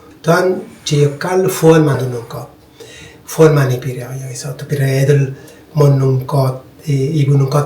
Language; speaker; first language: Korean; non-native, fluent; Italian